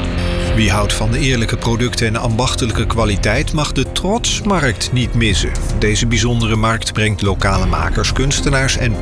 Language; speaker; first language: Dutch; native; Dutch